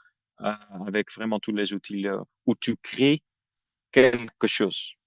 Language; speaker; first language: French; non-native, fluent; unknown